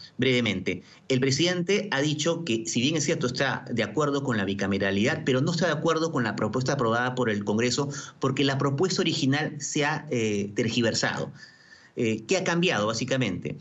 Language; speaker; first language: Spanish; native; Spanish